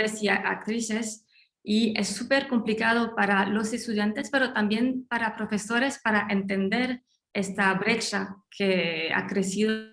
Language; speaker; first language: Spanish; non-native, fluent; French